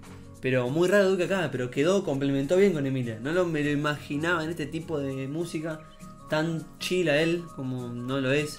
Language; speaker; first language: Spanish; native; Spanish